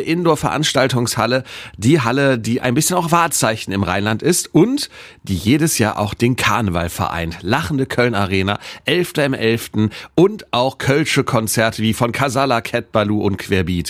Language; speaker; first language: German; native; German